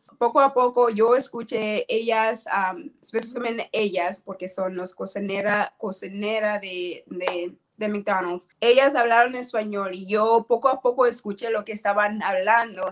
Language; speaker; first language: Spanish; non-native, learner; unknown